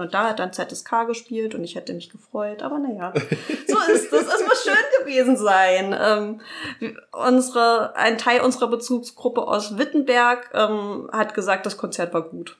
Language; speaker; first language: German; native; German